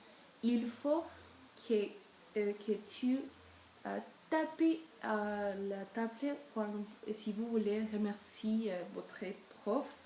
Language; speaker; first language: French; non-native, learner; Spanish